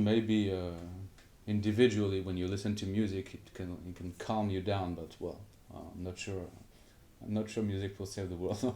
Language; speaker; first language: English; non-native, fluent; French